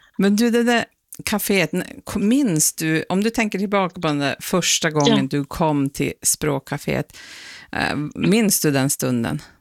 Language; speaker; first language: Swedish; native; Swedish